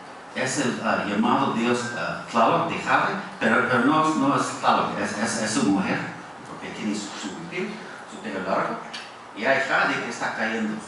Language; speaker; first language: Spanish; non-native, fluent; English